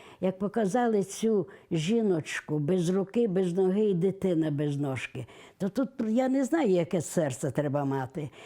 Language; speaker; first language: Ukrainian; non-native, local second language; Russian